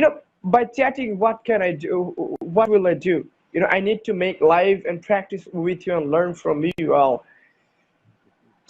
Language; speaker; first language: English; non-native, learner; Bangla